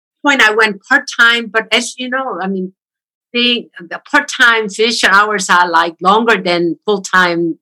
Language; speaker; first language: English; non-native, fluent; Korean